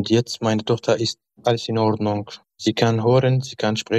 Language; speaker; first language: German; non-native, learner; Kurdish